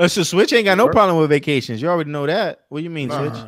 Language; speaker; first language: English; native; English